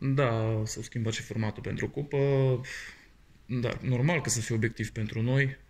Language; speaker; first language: Romanian; non-native, fluent; Bulgarian